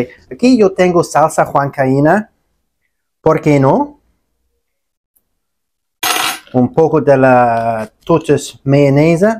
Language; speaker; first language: Spanish; non-native, learner; English